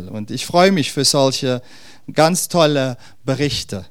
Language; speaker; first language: German; non-native, fluent; Dutch